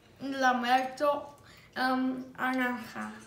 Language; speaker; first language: Spanish; early bilingual, heritage; Spanish